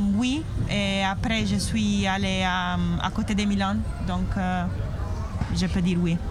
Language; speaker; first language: French; non-native, learner; Italian